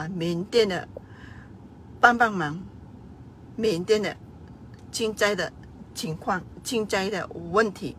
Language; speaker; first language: Chinese; non-native, fluent; Burmese